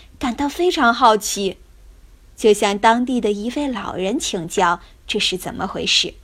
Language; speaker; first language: Chinese; native; Chinese